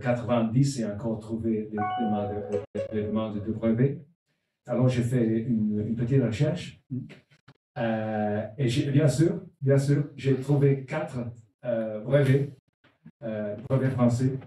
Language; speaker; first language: French; non-native, learner; Italian